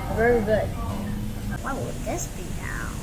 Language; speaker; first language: English; non-native, learner; Thai